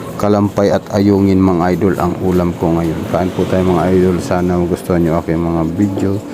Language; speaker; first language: Filipino; non-native, local second language; Cebuano